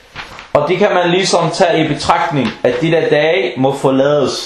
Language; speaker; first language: Danish; non-native, local second language; Arabic